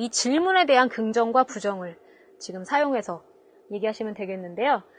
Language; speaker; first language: Korean; native; Korean